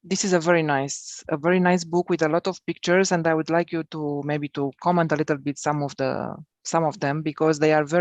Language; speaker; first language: English; non-native, fluent; Romanian